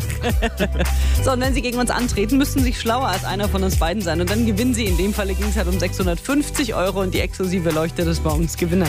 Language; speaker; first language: German; native; German